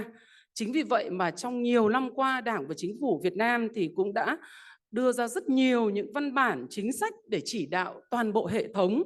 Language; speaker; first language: Vietnamese; native; Vietnamese